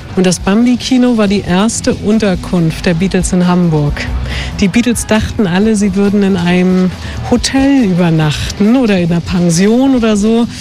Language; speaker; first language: German; native; German